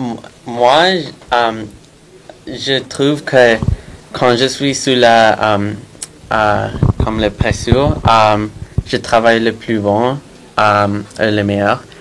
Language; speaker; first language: French; non-native, local second language; English